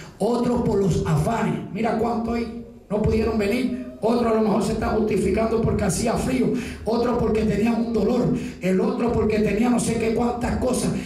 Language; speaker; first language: Spanish; native; Spanish